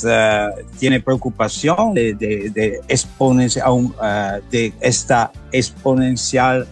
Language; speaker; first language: Spanish; non-native, learner; Italian